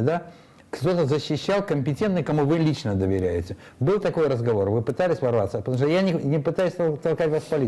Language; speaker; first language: Russian; native; Russian